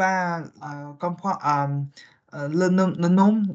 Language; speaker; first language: French; non-native, learner; Vietnamese